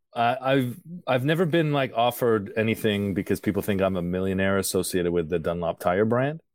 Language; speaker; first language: English; early bilingual, other home language; Portuguese